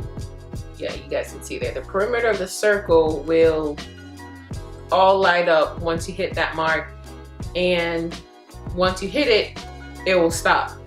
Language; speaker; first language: English; native; English